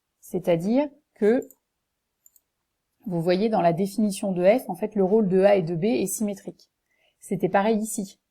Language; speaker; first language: French; native; French